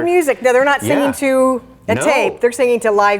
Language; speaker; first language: English; native; English